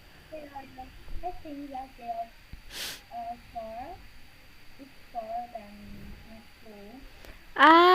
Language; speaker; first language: English; non-native, learner; Vietnamese